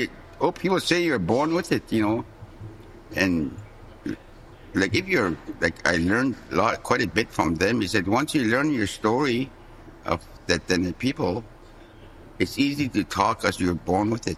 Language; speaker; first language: English; native; English